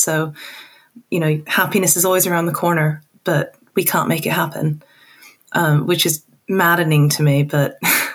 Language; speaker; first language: English; native; English